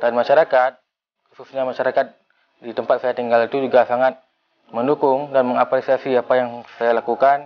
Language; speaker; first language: Indonesian; non-native, local second language; Achinese